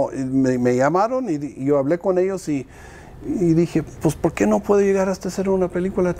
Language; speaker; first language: Spanish; early bilingual, heritage; Spanish